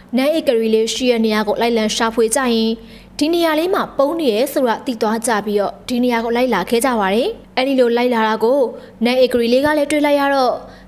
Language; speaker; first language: Burmese; native; Burmese